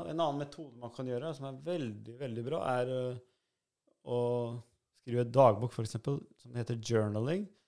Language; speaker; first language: Norwegian; early bilingual, other home language; Albanian